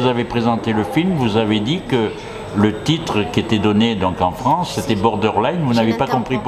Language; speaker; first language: French; native; French